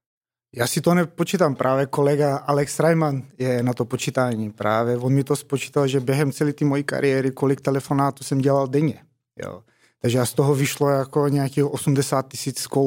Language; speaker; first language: Czech; non-native, fluent; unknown